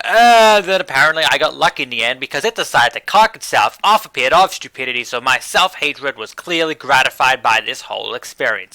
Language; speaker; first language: English; native; English